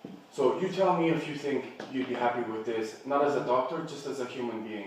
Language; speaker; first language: English; native; English